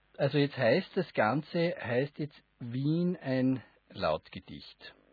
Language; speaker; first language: German; native; German